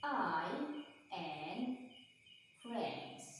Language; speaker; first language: English; non-native, learner; Indonesian